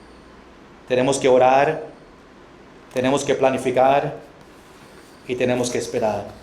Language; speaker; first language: Spanish; non-native, fluent; English